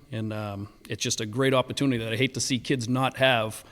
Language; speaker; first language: English; native; English